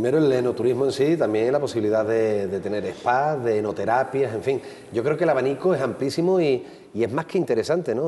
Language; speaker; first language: Spanish; native; Spanish